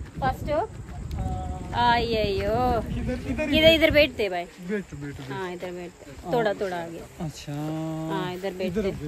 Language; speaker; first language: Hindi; non-native, local second language; Telugu